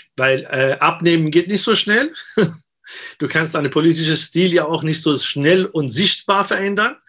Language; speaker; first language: German; non-native, fluent; Persian